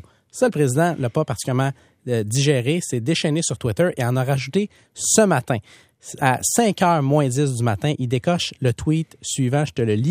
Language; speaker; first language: French; native; French